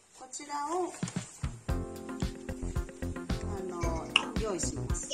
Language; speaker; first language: Japanese; native; Japanese